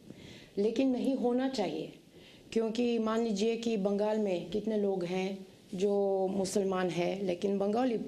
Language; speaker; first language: Hindi; non-native, fluent; Bulgarian